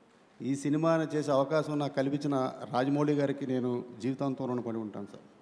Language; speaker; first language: Telugu; native; Telugu